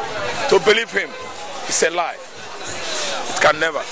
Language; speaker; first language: English; non-native, local second language; Igbo